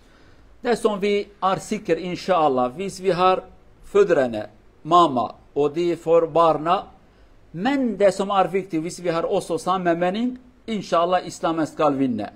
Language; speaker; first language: Norwegian; non-native, fluent; Kurdish